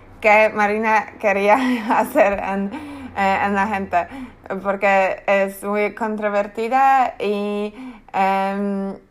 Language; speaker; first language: Spanish; non-native, learner; Polish